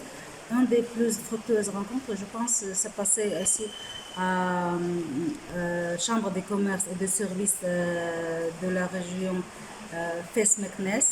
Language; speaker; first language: French; non-native, fluent; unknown